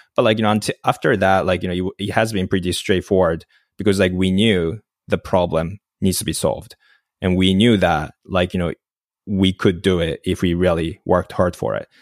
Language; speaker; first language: English; non-native, fluent; Japanese